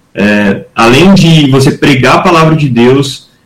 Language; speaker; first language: Portuguese; native; Portuguese